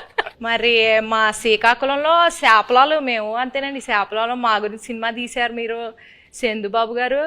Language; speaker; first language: Telugu; native; Telugu